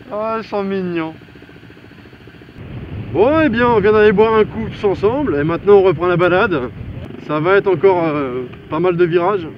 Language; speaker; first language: French; native; French